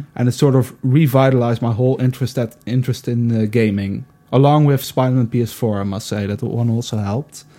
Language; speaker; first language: English; non-native, fluent; Dutch